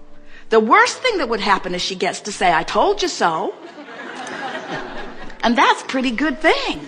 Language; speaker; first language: English; native; English